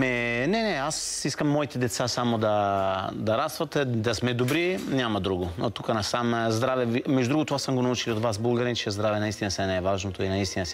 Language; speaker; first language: Bulgarian; non-native, fluent; Italian